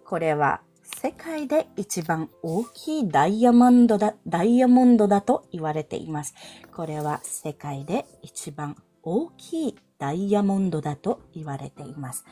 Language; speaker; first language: Japanese; non-native, fluent; Filipino